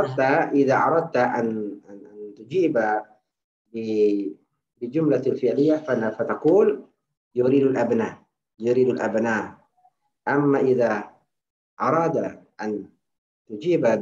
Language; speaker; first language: Arabic; non-native, fluent; Indonesian